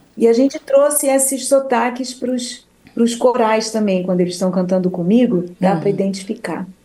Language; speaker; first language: Portuguese; native; Portuguese